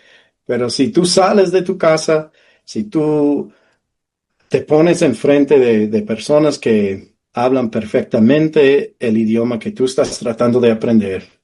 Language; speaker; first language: Spanish; non-native, fluent; English